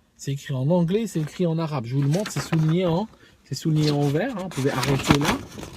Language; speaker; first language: French; native; French